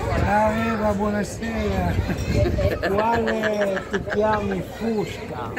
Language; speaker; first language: Italian; non-native, learner; Filipino